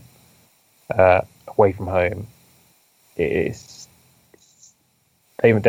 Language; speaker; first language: English; native; English